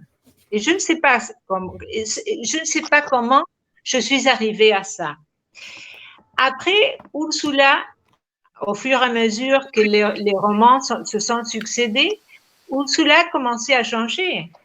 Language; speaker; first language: French; non-native, fluent; Spanish